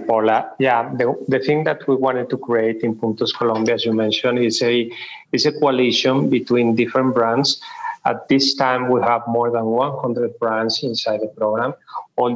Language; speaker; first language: English; non-native, fluent; Spanish